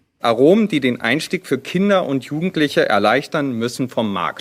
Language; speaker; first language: German; native; German